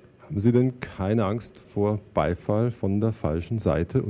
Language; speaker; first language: German; native; German